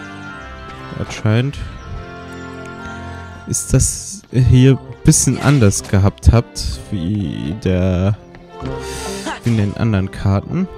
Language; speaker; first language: German; native; German